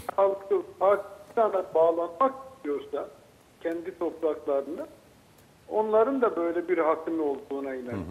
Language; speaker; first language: Turkish; native; Turkish